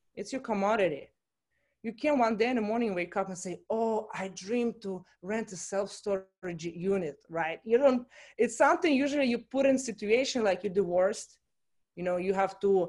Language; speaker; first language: English; non-native, fluent; Russian